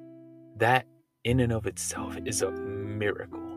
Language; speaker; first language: English; native; English